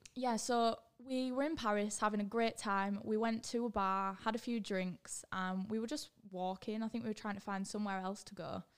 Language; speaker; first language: English; native; English